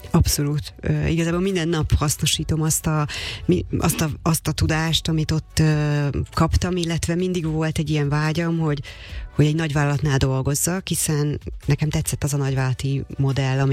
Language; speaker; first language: Hungarian; native; Hungarian